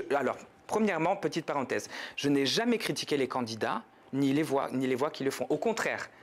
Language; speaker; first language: French; native; French